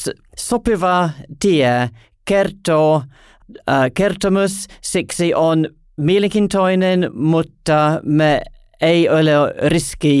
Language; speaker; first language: Finnish; non-native, learner; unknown